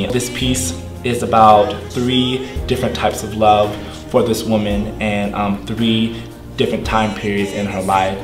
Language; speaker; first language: English; native; English